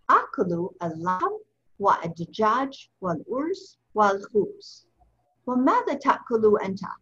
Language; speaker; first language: Arabic; non-native, fluent; English